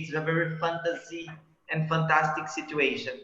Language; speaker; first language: English; non-native, fluent; Portuguese